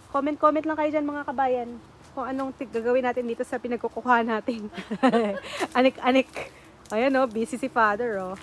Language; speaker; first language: Filipino; non-native, local second language; Aklanon